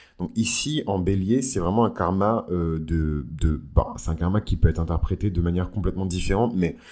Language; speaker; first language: French; early bilingual, other home language; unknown